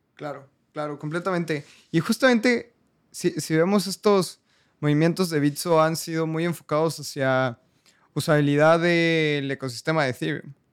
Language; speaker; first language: Spanish; native; Spanish